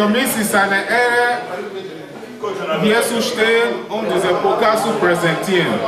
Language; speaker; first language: German; non-native, learner; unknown